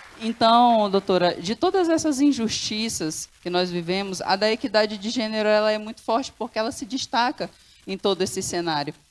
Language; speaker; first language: Portuguese; non-native, local second language; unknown